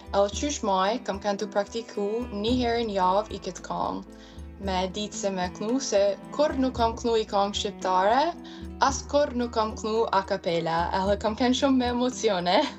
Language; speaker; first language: Albanian; early bilingual, heritage; Albanian